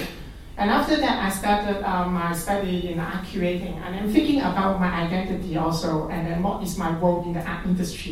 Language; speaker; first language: English; non-native, local second language; Cantonese